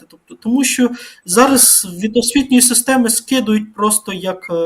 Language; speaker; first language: Ukrainian; native; Ukrainian